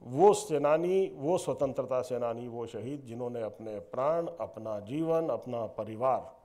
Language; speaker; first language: Hindi; native; Hindi